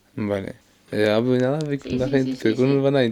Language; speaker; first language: Spanish; non-native, learner; Arabic